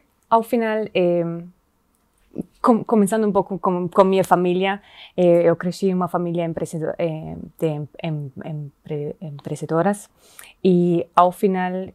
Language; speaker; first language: Portuguese; non-native, fluent; German